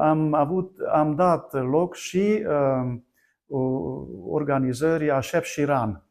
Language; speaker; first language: Romanian; non-native, local second language; Hungarian